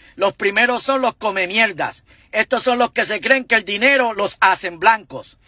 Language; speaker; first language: English; non-native, fluent; Spanish